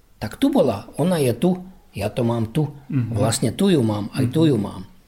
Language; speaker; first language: Slovak; early bilingual, heritage; Slovak